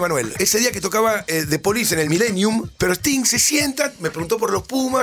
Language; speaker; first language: Spanish; native; Spanish